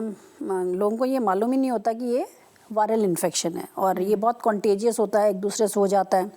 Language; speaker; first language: Hindi; native; Hindi